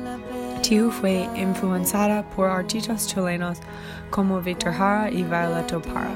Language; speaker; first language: Spanish; non-native, learner; English